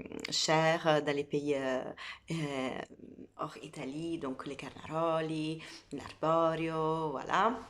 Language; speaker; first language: French; non-native, fluent; Italian